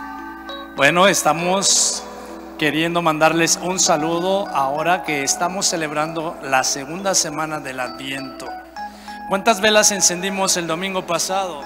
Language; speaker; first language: Spanish; native; Spanish